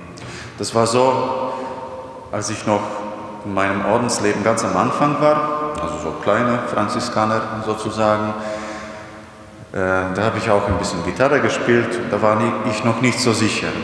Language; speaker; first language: German; non-native, fluent; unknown